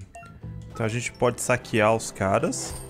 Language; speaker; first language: Portuguese; native; Portuguese